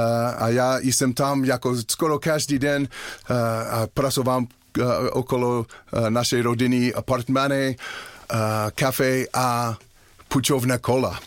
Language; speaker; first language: Czech; non-native, learner; English